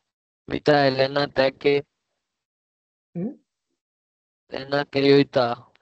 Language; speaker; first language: Finnish; non-native, learner; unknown